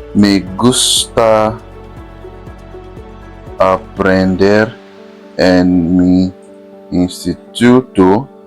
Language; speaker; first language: Spanish; non-native, fluent; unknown